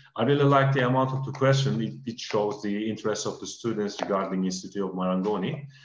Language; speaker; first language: English; non-native, fluent; Turkish